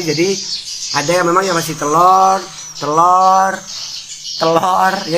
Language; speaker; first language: Indonesian; native; Indonesian